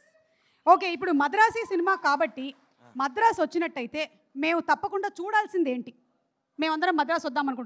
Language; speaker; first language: Telugu; native; Telugu